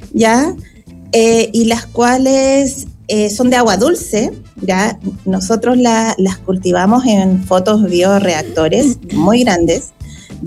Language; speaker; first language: Spanish; native; Spanish